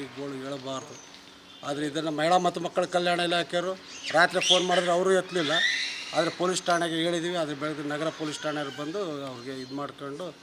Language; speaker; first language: Kannada; non-native, local second language; Lambadi